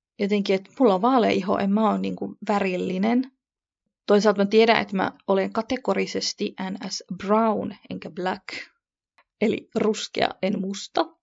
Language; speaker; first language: Finnish; early bilingual, other home language; Kurdish